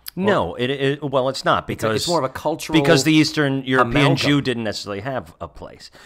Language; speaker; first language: English; native; English